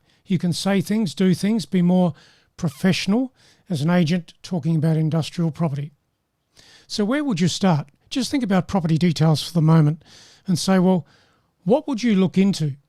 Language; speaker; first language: English; native; English